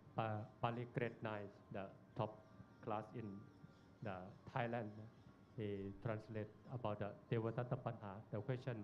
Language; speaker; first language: English; non-native, learner; Thai